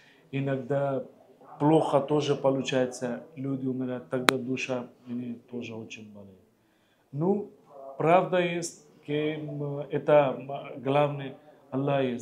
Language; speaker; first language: Russian; non-native, learner; Hindi